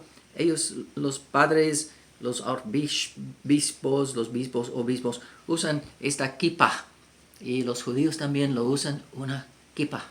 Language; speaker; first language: Spanish; non-native, fluent; English